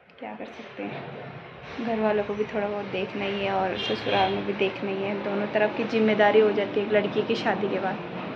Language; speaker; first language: Hindi; native; Hindi